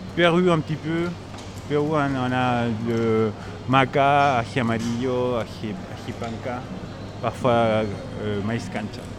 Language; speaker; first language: French; non-native, fluent; Spanish